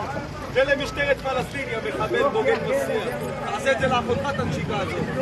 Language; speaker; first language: Hebrew; native; Hebrew